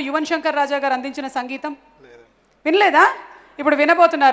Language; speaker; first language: Telugu; native; Telugu